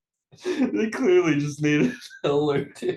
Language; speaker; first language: English; native; English